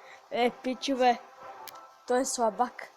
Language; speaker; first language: Bulgarian; native; Bulgarian